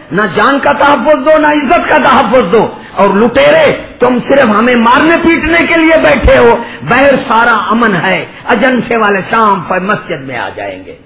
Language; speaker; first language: Urdu; non-native, local second language; Punjabi